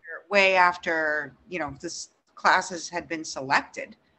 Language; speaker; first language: English; early bilingual, other home language; Russian